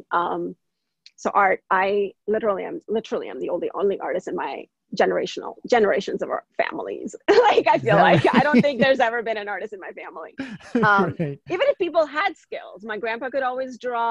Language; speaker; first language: English; non-native, local second language; Gujarati